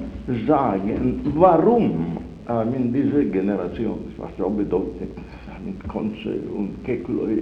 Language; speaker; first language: German; non-native, fluent; Italian